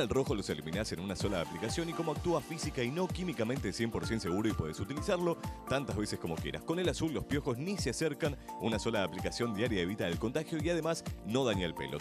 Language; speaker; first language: Spanish; native; Spanish